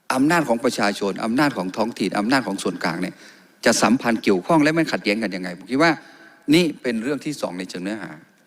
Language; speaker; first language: Thai; non-native, local second language; Karen languages